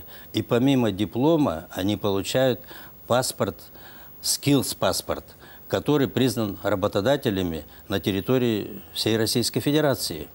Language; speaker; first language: Russian; native; Russian